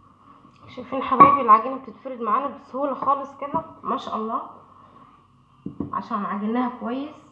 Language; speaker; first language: Arabic; native; Arabic